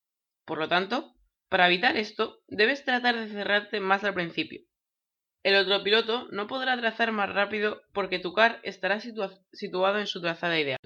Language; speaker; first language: Spanish; native; Spanish